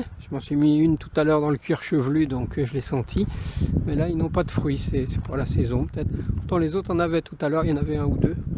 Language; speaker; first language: French; native; French